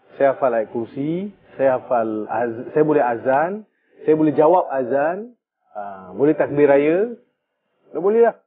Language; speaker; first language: Malay; early bilingual, other home language; Tamil